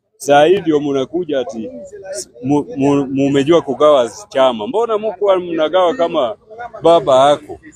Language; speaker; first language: Swahili; non-native, local second language; Luo (Kenya and Tanzania)